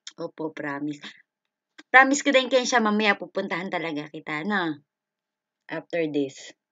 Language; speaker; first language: Filipino; native; Filipino